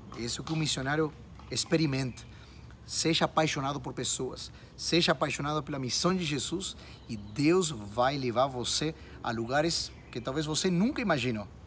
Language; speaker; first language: Portuguese; non-native, fluent; Spanish